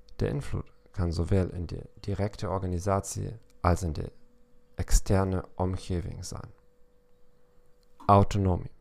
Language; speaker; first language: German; non-native, learner; Dutch